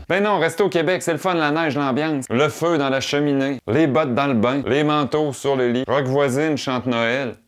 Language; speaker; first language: French; native; French